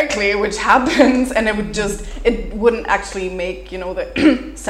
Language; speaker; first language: English; native; English